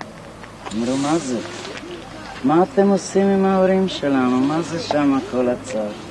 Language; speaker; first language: Hebrew; non-native, fluent; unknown